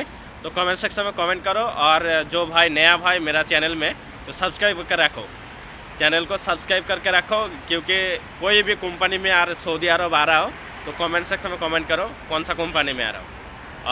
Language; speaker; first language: Hindi; non-native, local second language; Bangla